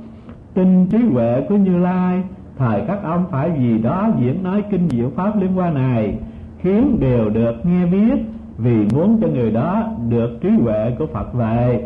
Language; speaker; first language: Vietnamese; native; Vietnamese